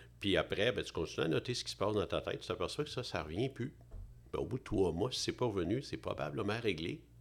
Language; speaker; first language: French; native; French